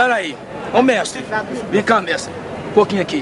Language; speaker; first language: Portuguese; native; Portuguese